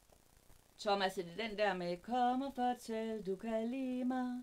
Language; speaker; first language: Danish; native; Danish